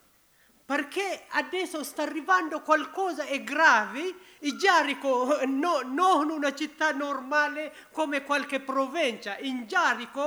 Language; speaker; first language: Italian; non-native, learner; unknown